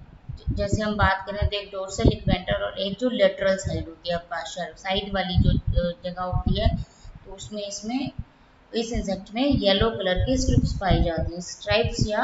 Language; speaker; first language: Hindi; native; Hindi